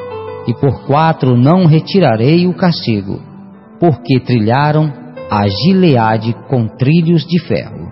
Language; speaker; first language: Portuguese; native; Portuguese